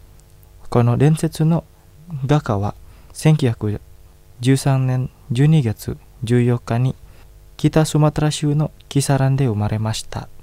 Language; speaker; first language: Japanese; non-native, fluent; Indonesian